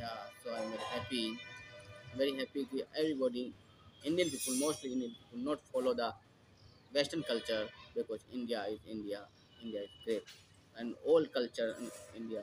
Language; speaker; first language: English; non-native, learner; Hindi